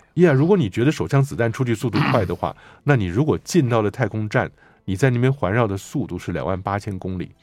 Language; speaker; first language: Chinese; native; Chinese